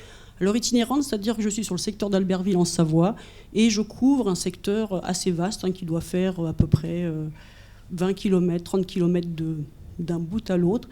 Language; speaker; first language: French; native; French